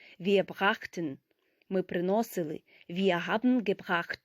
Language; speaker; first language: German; non-native, fluent; Ukrainian